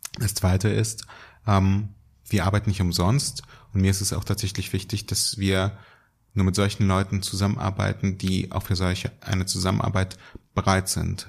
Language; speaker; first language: German; early bilingual, other home language; Russian